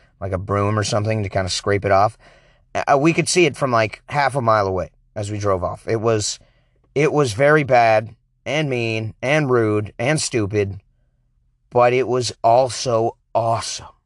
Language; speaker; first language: English; native; English